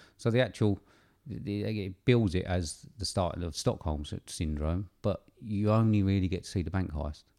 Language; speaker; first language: English; native; English